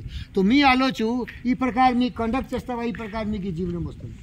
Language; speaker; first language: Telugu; non-native, learner; Hindi